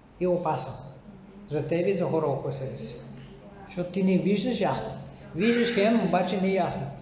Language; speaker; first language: Bulgarian; non-native, fluent; English